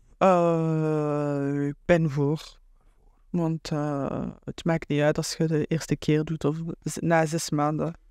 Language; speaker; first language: Dutch; non-native, local second language; French